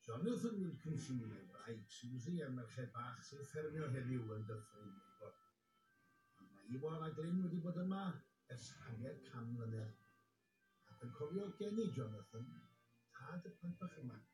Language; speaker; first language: Welsh; native; Welsh